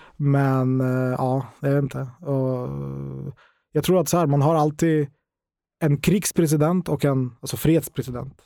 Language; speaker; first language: Swedish; non-native, fluent; Ukrainian